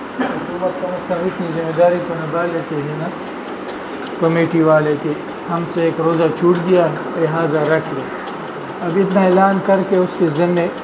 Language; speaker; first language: Urdu; non-native, local second language; Pashto